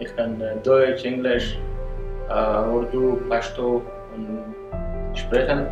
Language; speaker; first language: German; non-native, learner; Persian